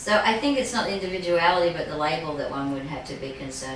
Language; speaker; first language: English; native; English